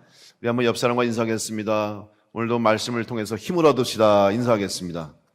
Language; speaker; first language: Korean; native; Korean